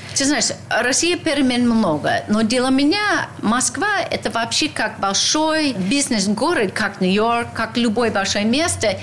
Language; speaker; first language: Russian; non-native, fluent; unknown